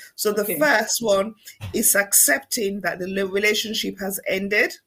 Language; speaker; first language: English; non-native, local second language; Krio